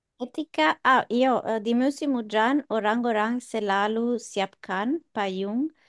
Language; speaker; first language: Indonesian; non-native, learner; English